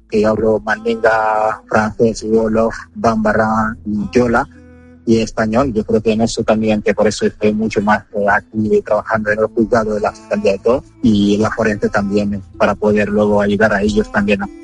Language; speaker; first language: Spanish; non-native, fluent; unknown